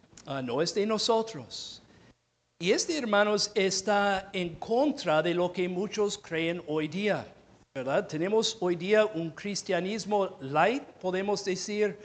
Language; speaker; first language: Spanish; non-native, fluent; English